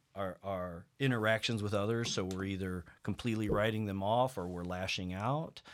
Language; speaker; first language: English; native; English